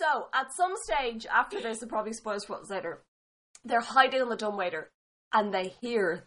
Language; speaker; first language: English; native; English